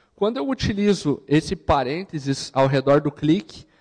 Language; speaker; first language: Portuguese; native; Portuguese